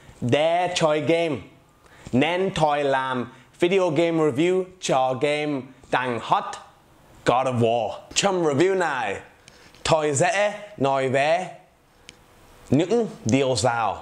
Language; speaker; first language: Vietnamese; non-native, learner; English